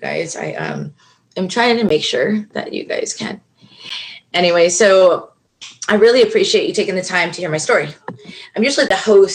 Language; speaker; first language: English; native; English